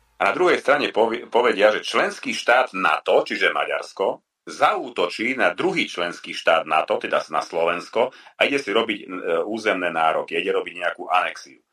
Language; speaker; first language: Slovak; non-native, local second language; Hungarian